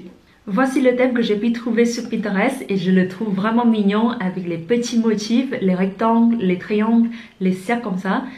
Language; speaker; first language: French; non-native, fluent; Vietnamese